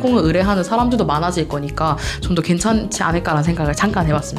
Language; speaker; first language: Korean; native; Korean